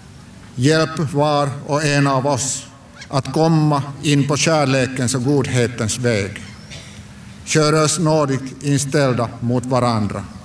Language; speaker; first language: Swedish; non-native, local second language; Finnish